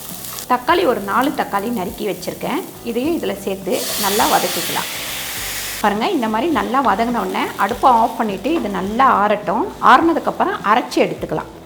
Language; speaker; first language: Tamil; native; Tamil